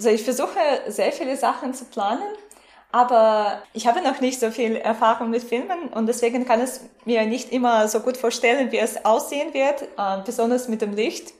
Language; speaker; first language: German; non-native, fluent; Russian